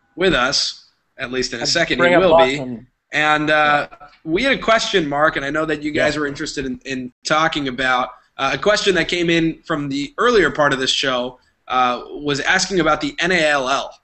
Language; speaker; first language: English; native; English